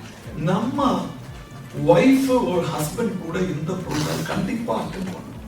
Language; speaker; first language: Tamil; non-native, local second language; Malayalam